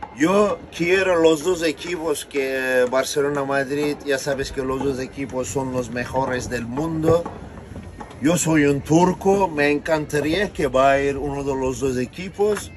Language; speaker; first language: Spanish; non-native, fluent; Turkish